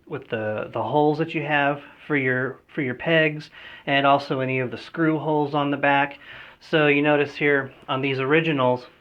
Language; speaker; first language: English; native; English